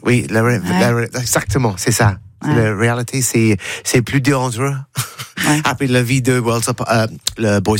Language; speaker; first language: French; non-native, learner; English